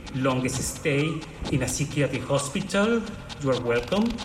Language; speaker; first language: English; non-native, fluent; Spanish